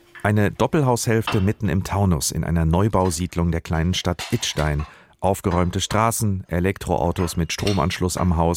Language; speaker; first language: German; native; German